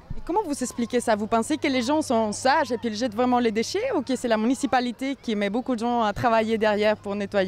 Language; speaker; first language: French; native; French